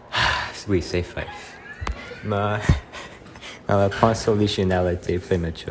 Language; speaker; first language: French; non-native, learner; English